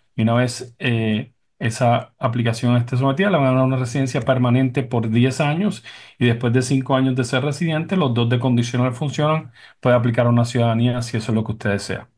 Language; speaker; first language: Spanish; native; Spanish